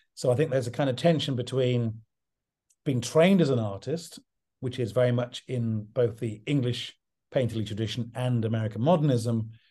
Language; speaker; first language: English; native; English